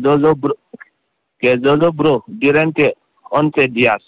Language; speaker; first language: Spanish; non-native, learner; Wolof